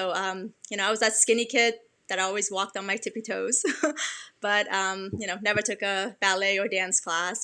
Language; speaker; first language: English; early bilingual, other home language; Persian